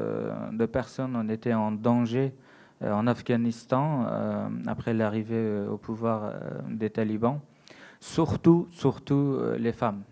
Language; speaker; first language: French; non-native, fluent; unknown